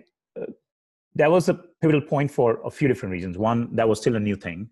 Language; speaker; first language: English; non-native, local second language; Hindi